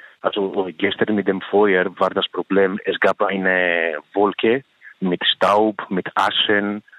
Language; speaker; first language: German; non-native, learner; Greek